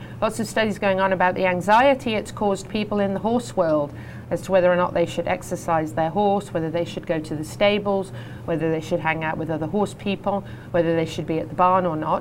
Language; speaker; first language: English; native; English